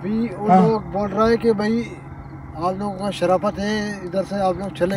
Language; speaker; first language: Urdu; non-native, local second language; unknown